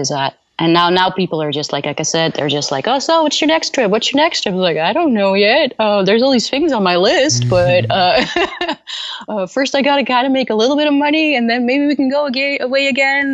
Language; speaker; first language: English; non-native, fluent; Dutch